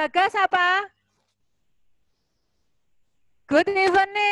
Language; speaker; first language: English; non-native, fluent; Indonesian